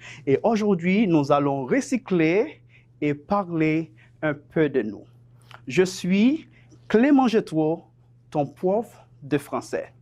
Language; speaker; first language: French; non-native, fluent; Spanish